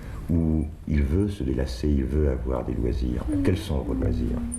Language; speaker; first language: French; native; French